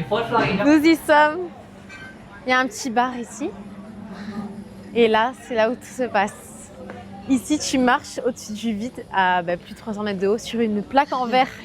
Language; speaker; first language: French; native; French